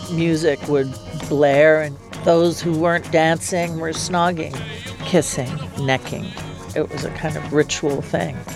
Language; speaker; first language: English; native; English